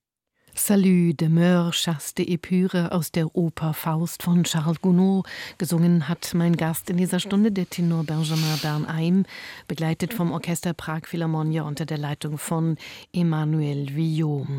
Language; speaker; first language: German; native; German